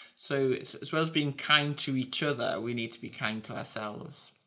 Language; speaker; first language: English; native; English